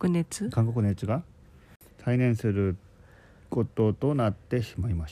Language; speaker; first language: Japanese; non-native, local second language; Korean